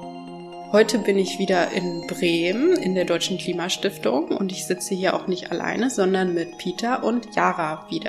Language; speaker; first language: German; native; German